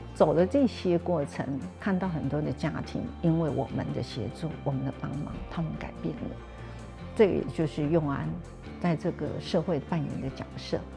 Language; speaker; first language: Chinese; non-native, local second language; Hakka Chinese